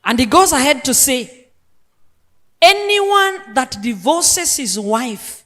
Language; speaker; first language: English; non-native, local second language; Luo (Kenya and Tanzania)